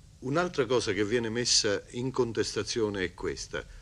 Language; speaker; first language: Italian; native; Italian